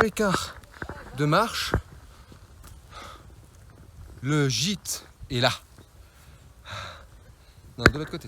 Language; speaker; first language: French; native; French